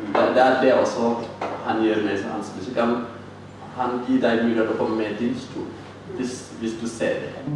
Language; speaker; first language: Norwegian; non-native, fluent; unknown